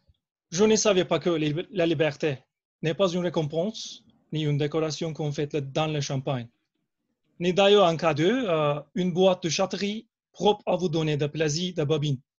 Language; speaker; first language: French; non-native, learner; Turkish